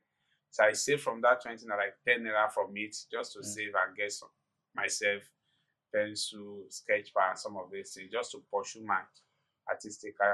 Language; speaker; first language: English; non-native, local second language; Yoruba